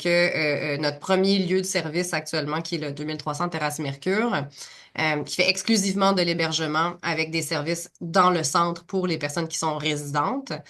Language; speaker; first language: French; native; French